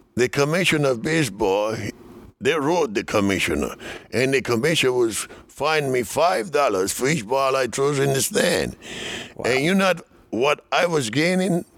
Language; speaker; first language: English; non-native, fluent; Spanish